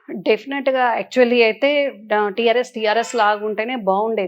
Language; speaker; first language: Telugu; native; Telugu